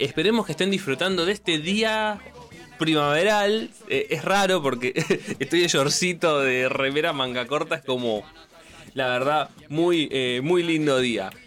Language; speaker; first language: Spanish; native; Spanish